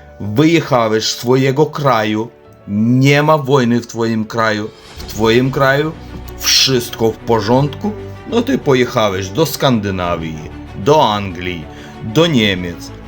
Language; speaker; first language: Polish; non-native, learner; Ukrainian